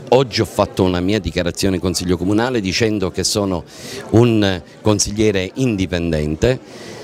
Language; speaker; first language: Italian; native; Italian